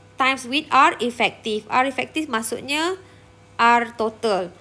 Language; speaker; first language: English; non-native, local second language; Malay